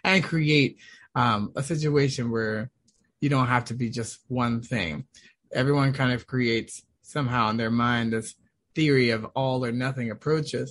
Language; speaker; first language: English; native; English